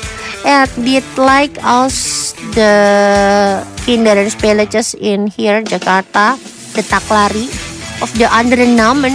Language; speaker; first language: Dutch; non-native, fluent; Indonesian